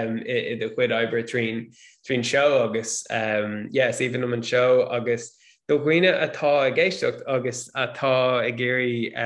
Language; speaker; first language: Irish; non-native, local second language; English